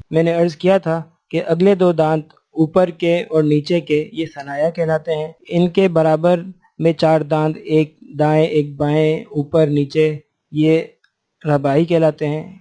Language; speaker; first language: Urdu; native; Urdu